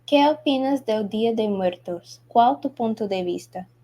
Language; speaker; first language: Spanish; non-native, learner; Portuguese